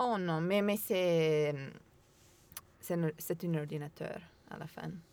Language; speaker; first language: French; non-native, learner; Italian